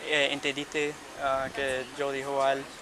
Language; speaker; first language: Spanish; early bilingual, heritage; Spanish